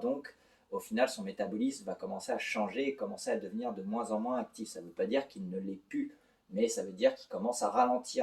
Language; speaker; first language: French; native; French